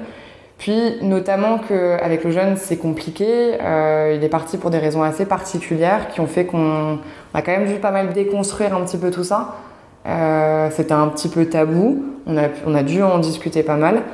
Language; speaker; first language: French; native; French